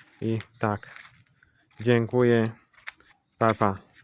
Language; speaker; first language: Polish; non-native, learner; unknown